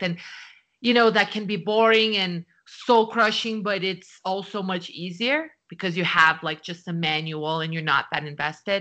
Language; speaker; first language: English; non-native, fluent; Portuguese